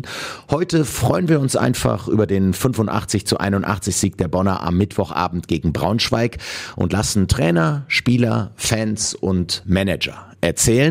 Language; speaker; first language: German; native; German